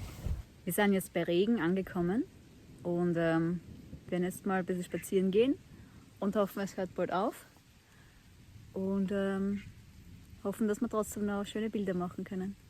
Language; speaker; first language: German; native; German